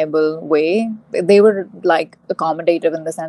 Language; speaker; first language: English; non-native, local second language; Hindi